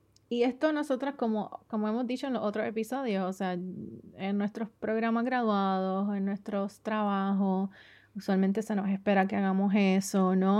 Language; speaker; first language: Spanish; native; Spanish